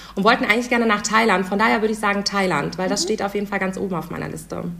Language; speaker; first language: German; native; German